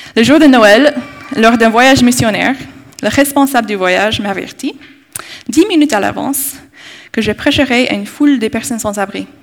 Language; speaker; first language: French; non-native, fluent; English